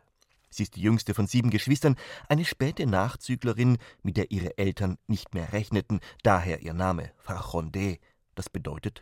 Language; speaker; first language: German; native; German